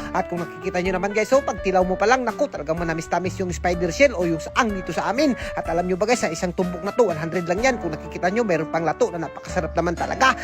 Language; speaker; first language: Filipino; non-native, local second language; Cebuano